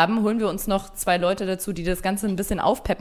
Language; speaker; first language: German; native; German